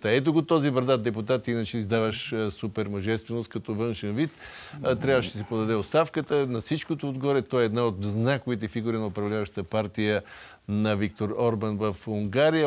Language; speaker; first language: Bulgarian; native; Bulgarian